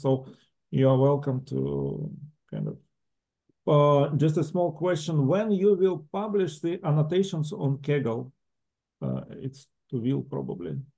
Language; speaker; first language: English; non-native, fluent; Russian